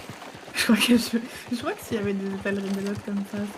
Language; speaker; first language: French; native; French